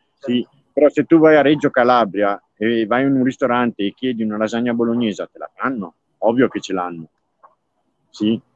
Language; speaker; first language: Italian; native; Italian